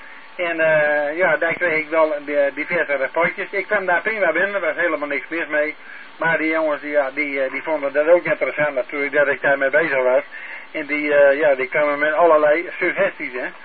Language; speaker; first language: Dutch; native; Dutch